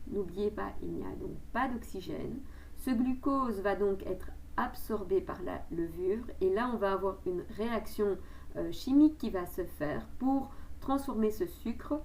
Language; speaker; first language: French; native; French